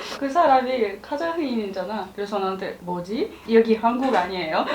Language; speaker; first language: Korean; non-native, learner; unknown